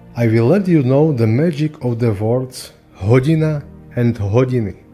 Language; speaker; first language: English; non-native, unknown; Slovak